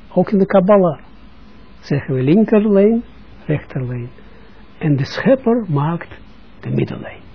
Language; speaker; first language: Dutch; non-native, fluent; Russian